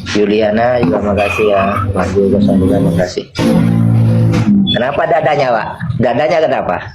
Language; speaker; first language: Indonesian; non-native, local second language; Madurese